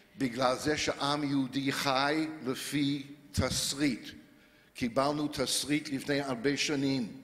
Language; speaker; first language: Hebrew; non-native, fluent; English